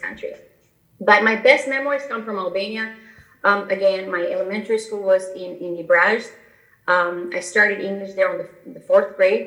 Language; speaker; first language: English; non-native, fluent; Albanian